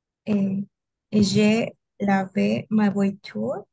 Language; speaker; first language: French; non-native, learner; Spanish